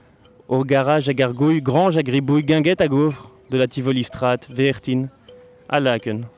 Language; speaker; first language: French; native; French